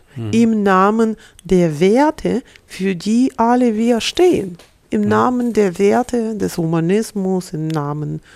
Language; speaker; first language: German; non-native, fluent; Ukrainian